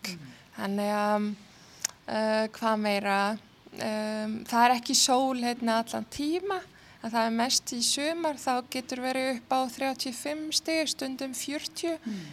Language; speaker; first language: Icelandic; non-native, fluent; Arabic